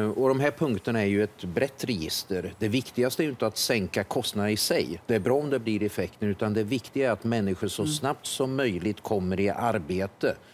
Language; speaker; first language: Swedish; native; Swedish